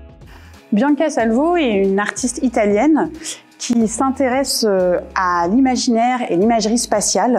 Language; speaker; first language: French; native; French